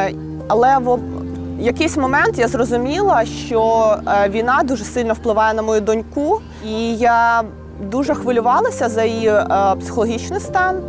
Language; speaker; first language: Ukrainian; native; Ukrainian